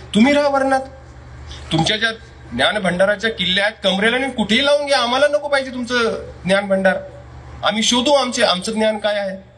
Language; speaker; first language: Marathi; non-native, local second language; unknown